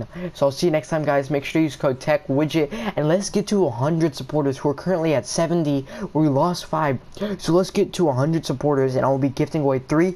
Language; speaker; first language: English; native; English